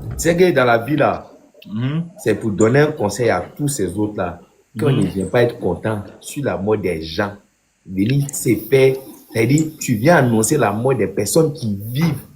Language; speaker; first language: French; non-native, local second language; Dyula